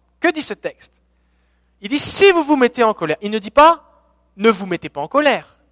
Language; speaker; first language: French; native; French